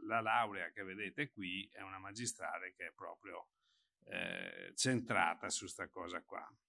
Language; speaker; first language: Italian; native; Italian